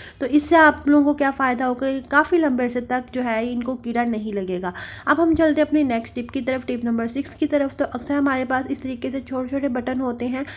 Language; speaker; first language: Urdu; native; Urdu